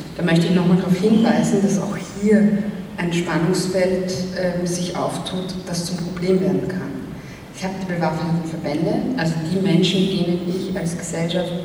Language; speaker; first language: German; native; German